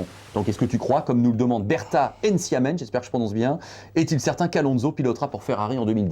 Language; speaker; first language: French; native; French